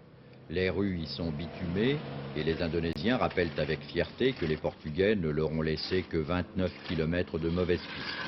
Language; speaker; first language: French; native; French